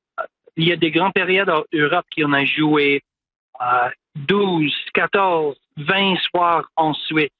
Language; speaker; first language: French; non-native, local second language; English